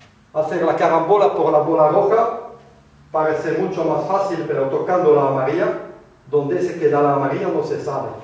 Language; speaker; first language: Spanish; non-native, fluent; French